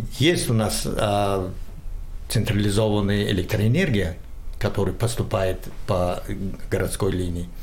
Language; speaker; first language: Russian; non-native, local second language; Tajik